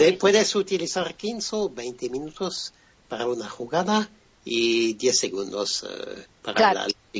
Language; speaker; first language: Spanish; non-native, fluent; French